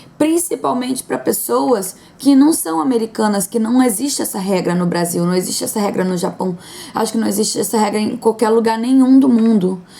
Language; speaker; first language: Portuguese; native; Portuguese